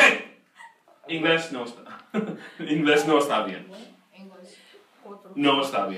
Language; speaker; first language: Spanish; non-native, fluent; English